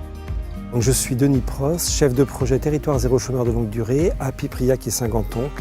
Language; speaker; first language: French; native; French